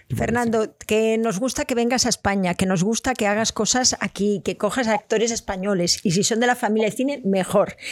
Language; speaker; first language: Spanish; native; Spanish